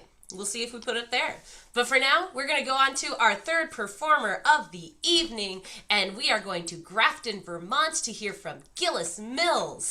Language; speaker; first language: English; native; English